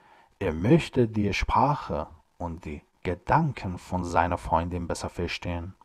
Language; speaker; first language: German; non-native, fluent; Persian